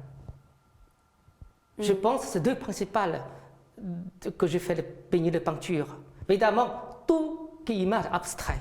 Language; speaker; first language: French; non-native, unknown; Chinese